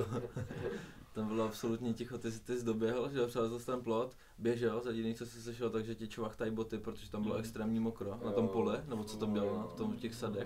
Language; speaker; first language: Czech; native; Czech